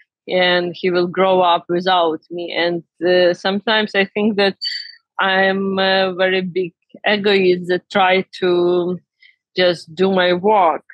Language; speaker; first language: English; non-native, learner; Ukrainian